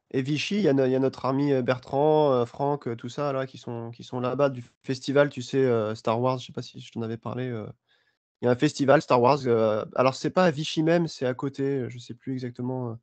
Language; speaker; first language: French; native; French